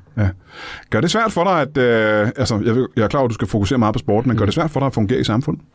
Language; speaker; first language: Danish; native; Danish